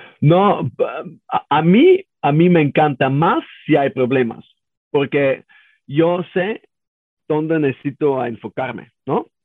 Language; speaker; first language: Spanish; non-native, learner; German